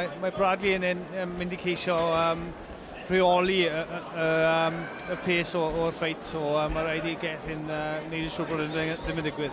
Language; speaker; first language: Welsh; non-native, local second language; English